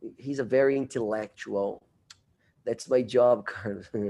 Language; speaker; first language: English; non-native, fluent; Portuguese